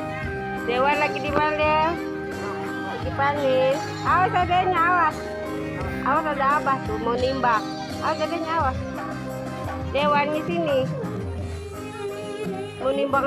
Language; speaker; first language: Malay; non-native, local second language; Sundanese